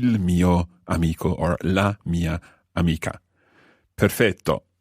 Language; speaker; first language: Italian; non-native, fluent; English